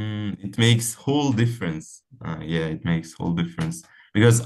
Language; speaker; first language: English; non-native, fluent; Uzbek